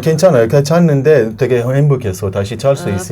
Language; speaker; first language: Korean; non-native, learner; Persian